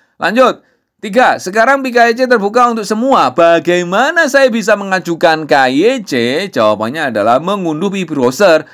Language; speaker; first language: Indonesian; non-native, local second language; Javanese